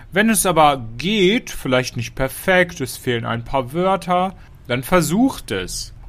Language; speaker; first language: German; native; German